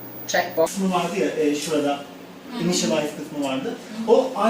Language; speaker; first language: Turkish; native; Turkish